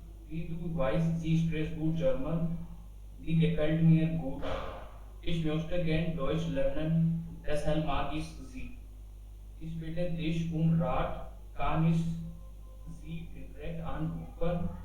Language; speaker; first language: German; non-native, learner; Hindi